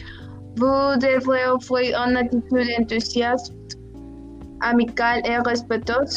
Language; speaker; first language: French; non-native, learner; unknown